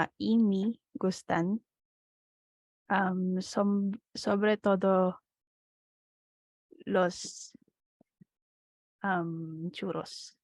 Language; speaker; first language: Spanish; non-native, learner; Filipino